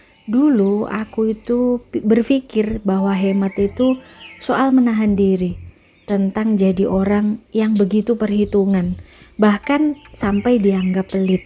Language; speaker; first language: Indonesian; native; Indonesian